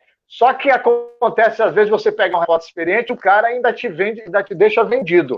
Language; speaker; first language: Portuguese; native; Portuguese